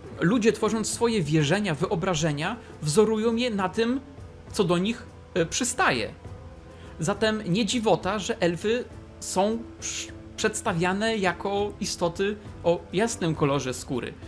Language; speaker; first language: Polish; native; Polish